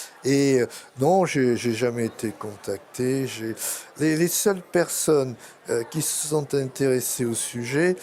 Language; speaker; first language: French; native; French